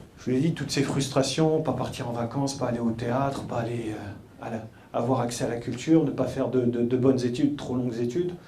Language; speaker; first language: French; early bilingual, other home language; Arabic